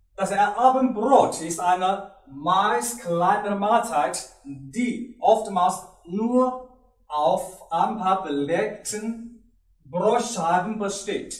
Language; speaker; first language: German; non-native, learner; Chinese